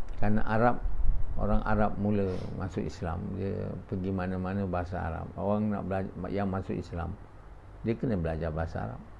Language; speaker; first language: Malay; native; Malay